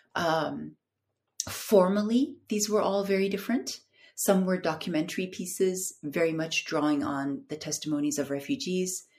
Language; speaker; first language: English; non-native, fluent; Turkish